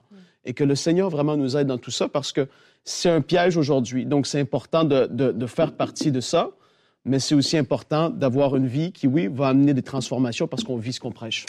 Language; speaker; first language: French; native; French